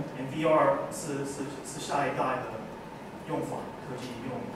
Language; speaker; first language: Chinese; early bilingual, heritage; English